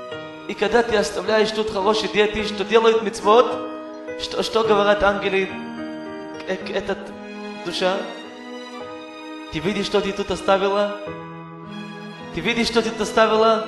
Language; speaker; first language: Russian; non-native, learner; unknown